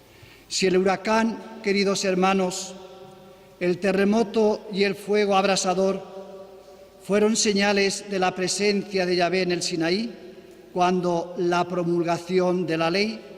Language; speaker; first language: Spanish; native; Spanish